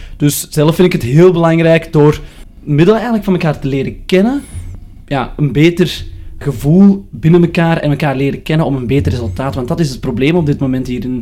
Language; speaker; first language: Dutch; non-native, local second language; Arabic